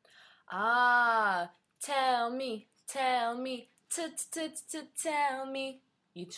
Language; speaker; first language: Korean; non-native, learner; English